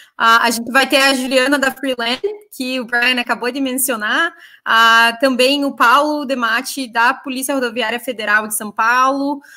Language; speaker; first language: Portuguese; native; Portuguese